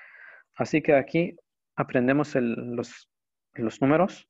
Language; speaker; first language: Spanish; non-native, fluent; Arabic